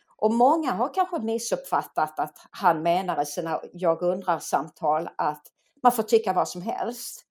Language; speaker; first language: Swedish; native; Swedish